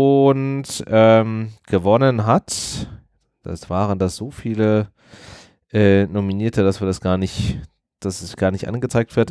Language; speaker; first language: German; native; German